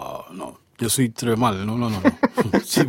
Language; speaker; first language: French; non-native, learner; Spanish